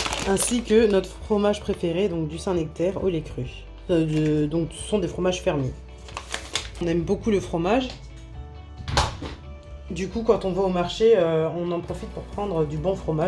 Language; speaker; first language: French; native; French